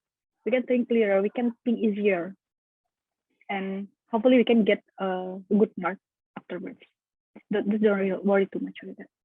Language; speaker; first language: English; non-native, learner; Indonesian